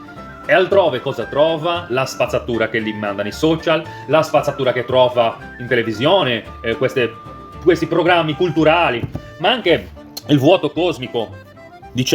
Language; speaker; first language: Italian; native; Italian